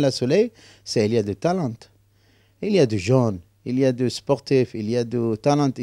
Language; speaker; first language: French; non-native, learner; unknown